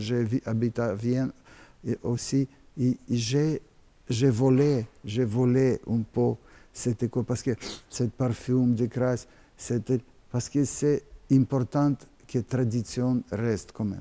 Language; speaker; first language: French; non-native, learner; Russian